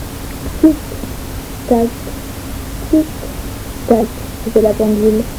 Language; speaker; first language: French; native; French